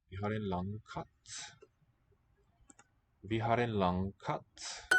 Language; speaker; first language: Swedish; non-native, learner; English